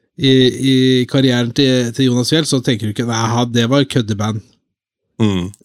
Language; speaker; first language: Norwegian; native; Norwegian